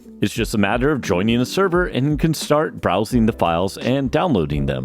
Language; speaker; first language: English; native; English